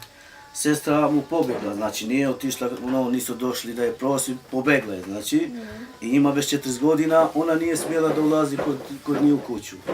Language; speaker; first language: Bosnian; non-native, local second language; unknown